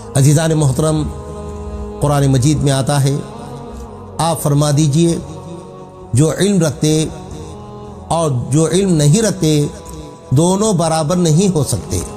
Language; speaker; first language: Urdu; native; Urdu